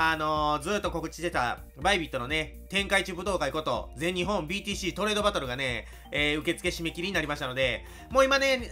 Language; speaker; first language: Japanese; native; Japanese